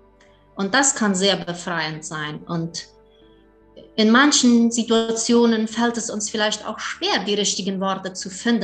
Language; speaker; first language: German; early bilingual, heritage; German